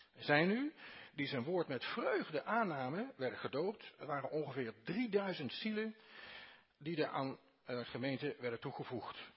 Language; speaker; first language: Dutch; native; Dutch